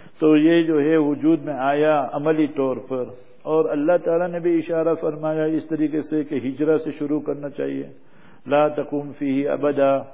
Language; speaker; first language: Urdu; non-native, fluent; English